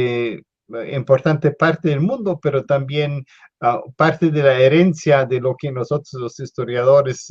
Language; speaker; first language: Spanish; non-native, fluent; English